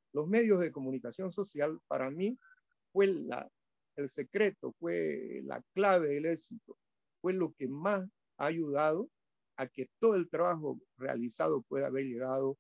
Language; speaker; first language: Spanish; native; Spanish